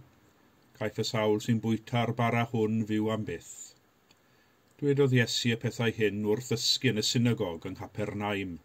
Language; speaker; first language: Welsh; native; Welsh